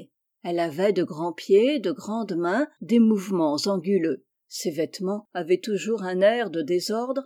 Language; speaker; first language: French; native; French